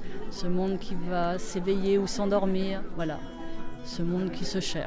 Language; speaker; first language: French; native; French